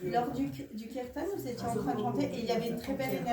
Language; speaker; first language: French; native; French